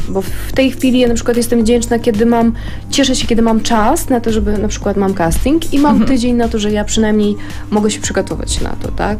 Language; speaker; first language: Polish; non-native, fluent; Russian